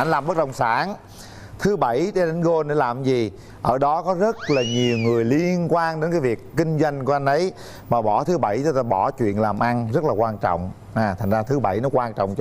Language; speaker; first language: Vietnamese; native; Vietnamese